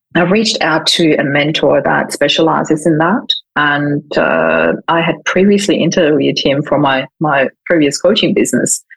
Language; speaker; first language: English; non-native, fluent; German